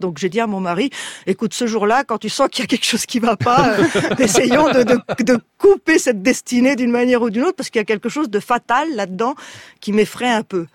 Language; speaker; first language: French; early bilingual, other home language; Spanish